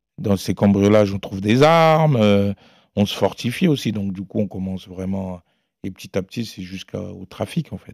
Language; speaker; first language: French; early bilingual, other home language; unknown